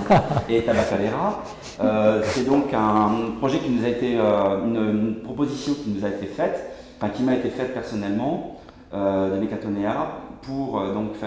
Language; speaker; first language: French; native; French